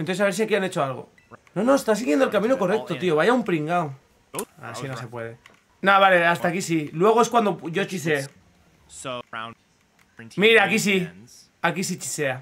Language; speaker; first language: Spanish; native; Spanish